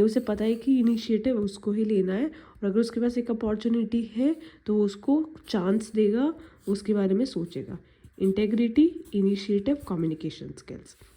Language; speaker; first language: Hindi; native; Hindi